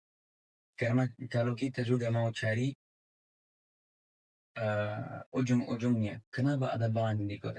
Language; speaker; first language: Indonesian; non-native, fluent; Arabic